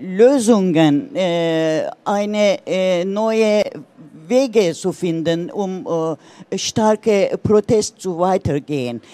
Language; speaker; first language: German; non-native, learner; Turkish